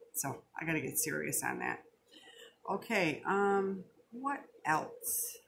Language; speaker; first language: English; native; English